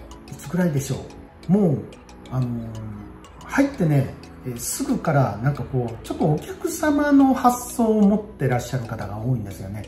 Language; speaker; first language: Japanese; native; Japanese